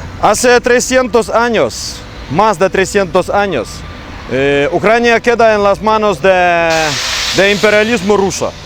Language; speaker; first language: Spanish; non-native, learner; Ukrainian